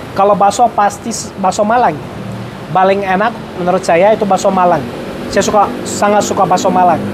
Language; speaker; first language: Indonesian; non-native, fluent; Arabic